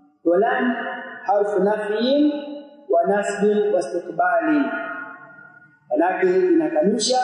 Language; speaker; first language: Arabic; non-native, fluent; Swahili